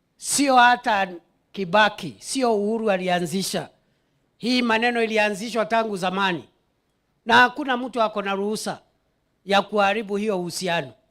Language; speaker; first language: Swahili; non-native, local second language; Meru